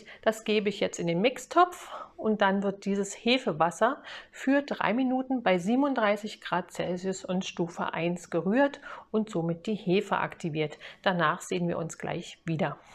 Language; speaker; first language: German; native; German